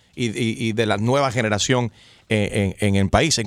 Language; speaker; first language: Spanish; early bilingual, heritage; Spanish